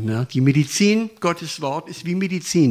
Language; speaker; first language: German; native; German